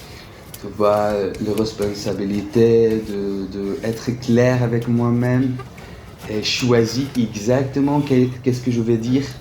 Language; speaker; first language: French; non-native, fluent; Arabic